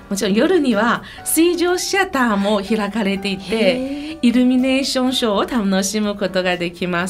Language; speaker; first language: Japanese; non-native, fluent; Chinese